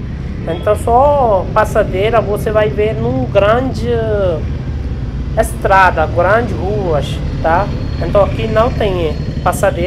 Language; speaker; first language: Portuguese; non-native, learner; Hindi